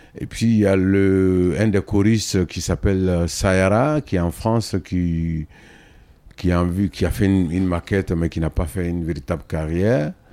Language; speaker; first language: French; non-native, local second language; Dyula